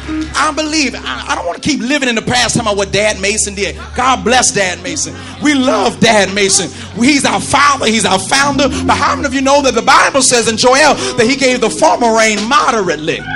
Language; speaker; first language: English; native; English